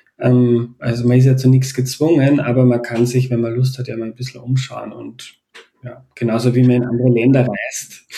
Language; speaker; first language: German; native; German